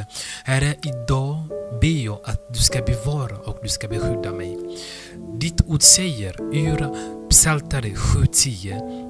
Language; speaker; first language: Swedish; non-native, fluent; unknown